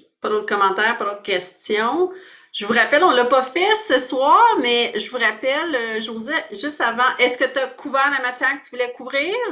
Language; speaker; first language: French; native; French